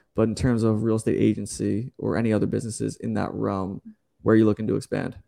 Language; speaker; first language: English; native; English